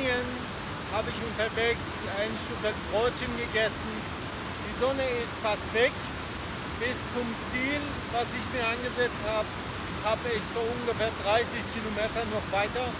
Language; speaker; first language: German; non-native, fluent; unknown